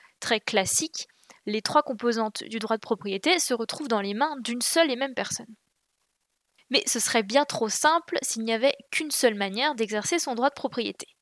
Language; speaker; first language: French; native; French